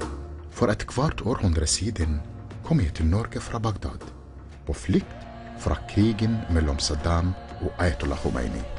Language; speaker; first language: Norwegian; non-native, fluent; Arabic